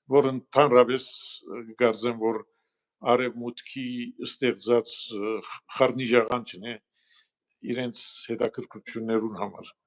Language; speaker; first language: Armenian; early bilingual, heritage; Armenian